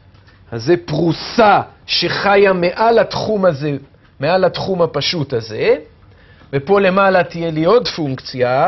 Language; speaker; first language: Hebrew; native; Hebrew